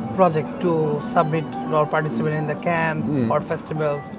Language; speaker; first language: English; non-native, local second language; Bangla